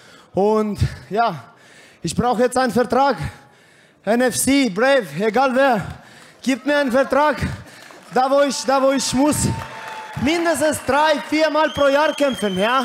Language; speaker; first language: German; non-native, fluent; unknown